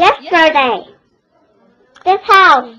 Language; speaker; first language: English; non-native, learner; Korean